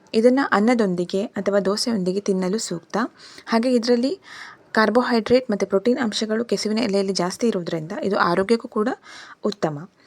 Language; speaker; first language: Kannada; native; Kannada